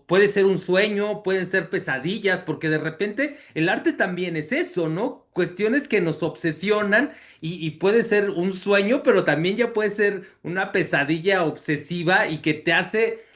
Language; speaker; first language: Spanish; native; Spanish